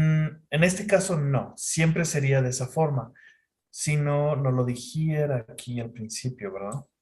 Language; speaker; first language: Spanish; non-native, fluent; English